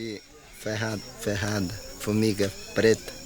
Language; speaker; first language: Portuguese; non-native, local second language; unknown